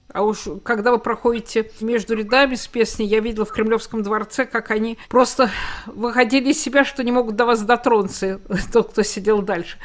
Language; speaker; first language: Russian; native; Russian